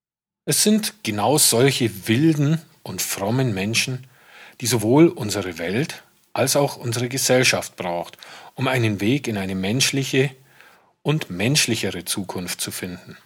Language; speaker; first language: German; native; German